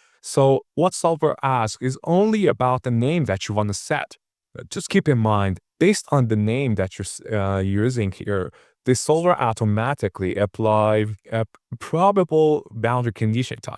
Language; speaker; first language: English; non-native, fluent; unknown